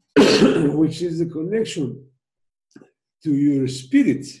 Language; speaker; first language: English; non-native, fluent; Spanish